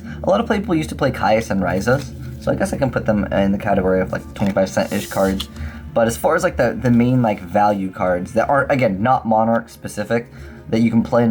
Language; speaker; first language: English; native; English